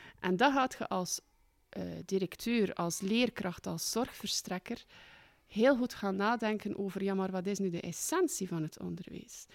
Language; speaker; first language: Dutch; native; Dutch